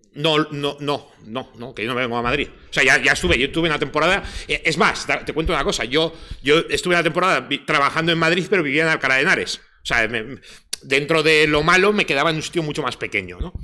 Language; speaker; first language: Spanish; native; Spanish